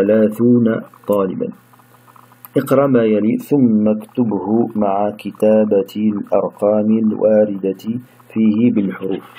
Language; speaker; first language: Arabic; non-native, fluent; French